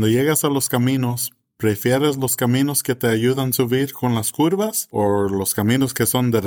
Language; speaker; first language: Spanish; early bilingual, heritage; English